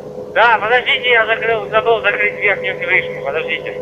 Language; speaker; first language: Russian; native; Russian